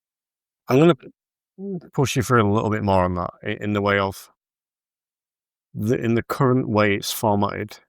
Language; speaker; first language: English; native; English